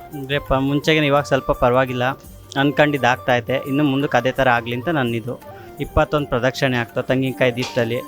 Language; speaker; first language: Kannada; native; Kannada